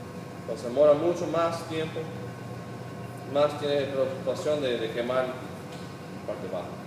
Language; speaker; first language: Spanish; early bilingual, heritage; Spanish